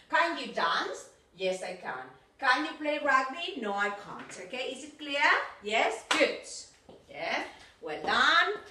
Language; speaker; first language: English; non-native, fluent; Spanish